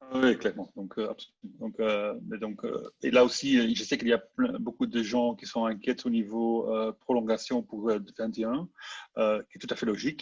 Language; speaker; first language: French; non-native, local second language; Dutch